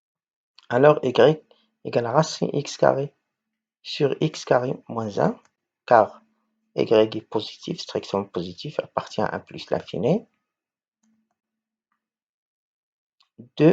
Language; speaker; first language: French; non-native, local second language; Arabic